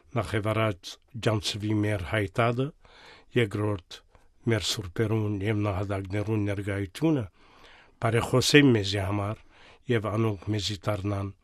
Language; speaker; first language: Armenian; native; Armenian